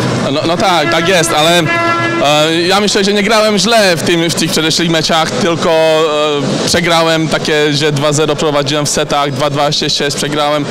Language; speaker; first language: Polish; non-native, learner; Czech